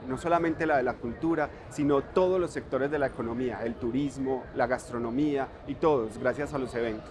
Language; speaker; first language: Spanish; native; Spanish